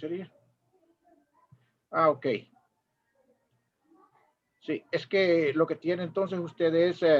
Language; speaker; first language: Spanish; native; Spanish